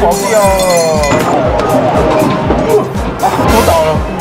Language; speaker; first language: Chinese; native; Chinese